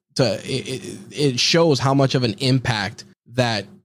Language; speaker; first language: English; early bilingual, other home language; Spanish